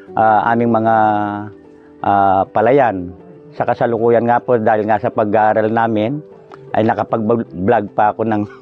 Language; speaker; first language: Filipino; non-native, local second language; Pampanga